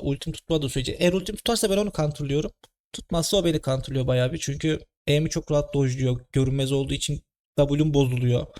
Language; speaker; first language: Turkish; native; Turkish